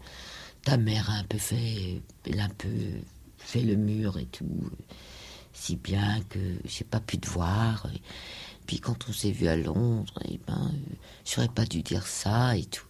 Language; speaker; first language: French; non-native, fluent; Danish